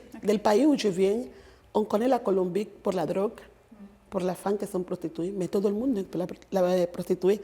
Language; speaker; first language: French; non-native, fluent; Spanish